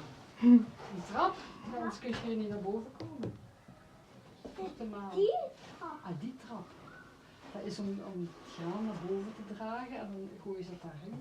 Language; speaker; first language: Dutch; non-native, local second language; French